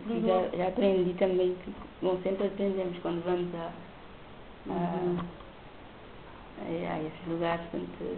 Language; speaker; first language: Portuguese; non-native, local second language; Kabuverdianu